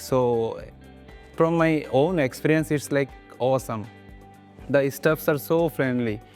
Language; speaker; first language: English; non-native, local second language; Bangla